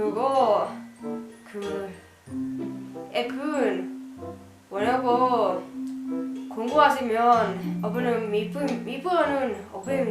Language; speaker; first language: Korean; non-native, learner; Finnish